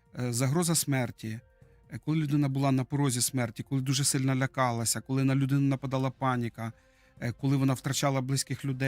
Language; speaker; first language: Ukrainian; native; Ukrainian